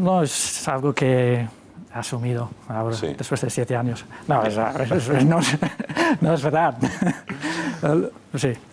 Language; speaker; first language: Spanish; non-native, fluent; English